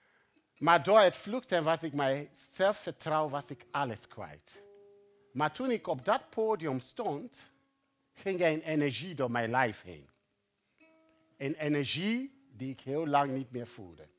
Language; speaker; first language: Dutch; non-native, fluent; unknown